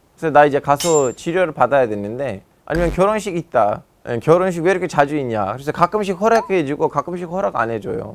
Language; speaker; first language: Korean; non-native, fluent; Turkish